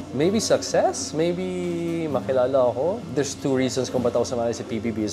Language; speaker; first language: Filipino; non-native, local second language; Cebuano